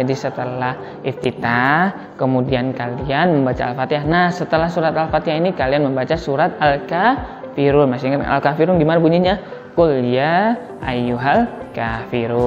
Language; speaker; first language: Indonesian; native; Indonesian